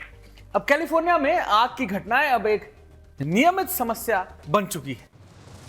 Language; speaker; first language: Hindi; native; Hindi